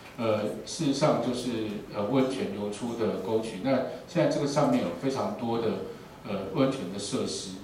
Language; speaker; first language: Chinese; native; Chinese